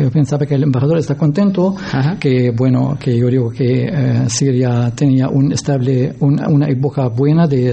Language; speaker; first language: Spanish; non-native, learner; Arabic